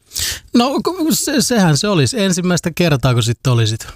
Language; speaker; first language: Finnish; native; Finnish